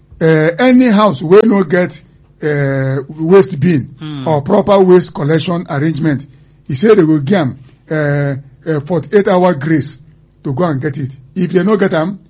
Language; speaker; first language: Nigerian Pidgin; non-native, local second language; Igbo